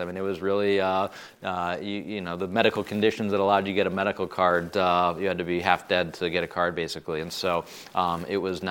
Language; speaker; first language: English; native; English